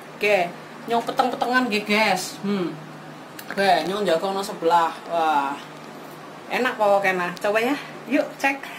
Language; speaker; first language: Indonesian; non-native, local second language; Javanese